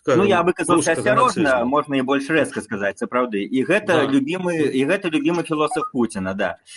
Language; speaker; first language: Belarusian; non-native, local second language; Russian